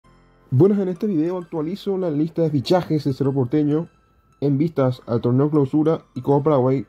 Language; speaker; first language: Spanish; native; Spanish